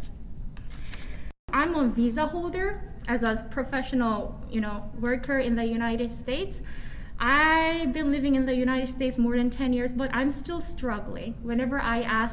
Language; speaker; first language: English; non-native, fluent; Korean